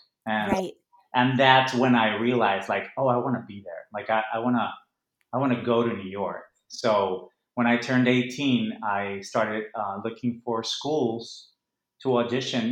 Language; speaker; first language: English; non-native, fluent; Spanish